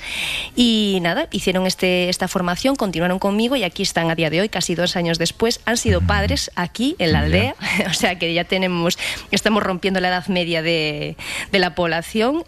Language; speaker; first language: Spanish; native; Spanish